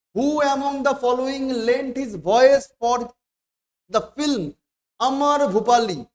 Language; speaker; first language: English; non-native, local second language; Bangla